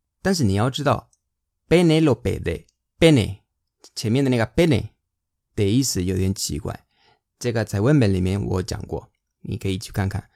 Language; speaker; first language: Chinese; non-native, fluent; Spanish